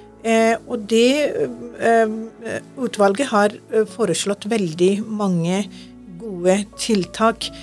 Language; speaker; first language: Norwegian; non-native, fluent; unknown